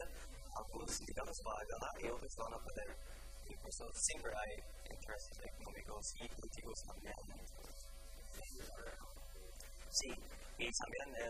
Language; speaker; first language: Spanish; non-native, fluent; English